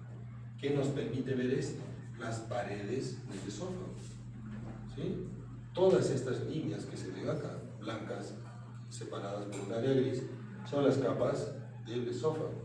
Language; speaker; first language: Spanish; native; Spanish